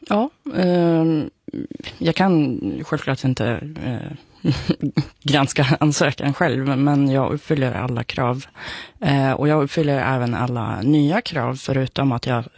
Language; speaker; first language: Swedish; non-native, fluent; Russian